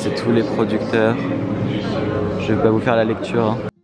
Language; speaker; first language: French; native; French